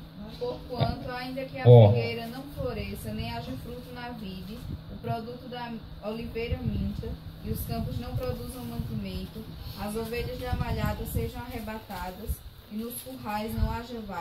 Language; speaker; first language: Portuguese; native; Portuguese